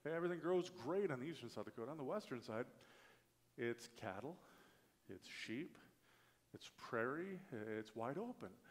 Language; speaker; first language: English; native; English